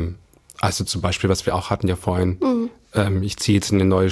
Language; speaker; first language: German; native; German